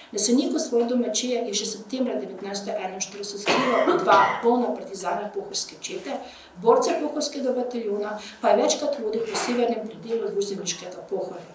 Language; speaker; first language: Slovenian; native; Slovenian